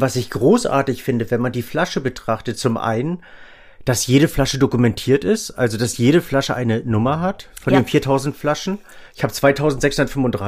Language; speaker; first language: German; native; German